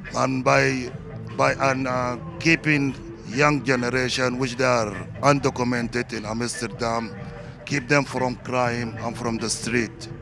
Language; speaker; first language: English; non-native, learner; Arabic